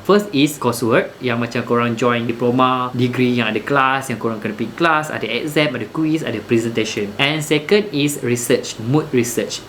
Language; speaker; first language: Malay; native; Malay